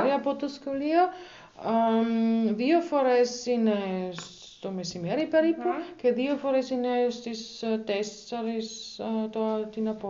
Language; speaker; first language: Greek; non-native, learner; German